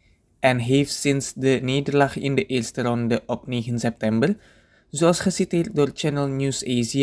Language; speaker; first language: Dutch; non-native, fluent; Indonesian